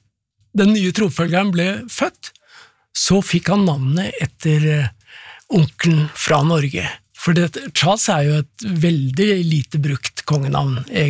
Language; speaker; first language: Norwegian; native; Norwegian